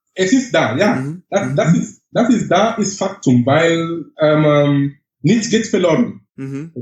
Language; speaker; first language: German; non-native, fluent; English